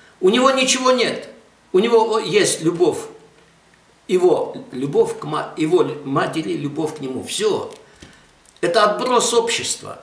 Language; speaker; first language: Russian; non-native, local second language; Armenian